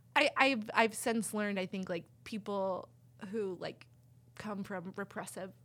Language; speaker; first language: English; native; English